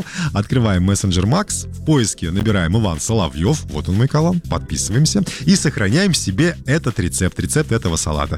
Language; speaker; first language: Russian; native; Russian